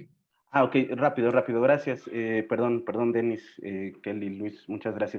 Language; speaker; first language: Spanish; native; Spanish